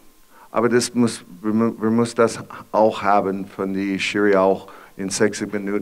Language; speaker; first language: German; non-native, fluent; English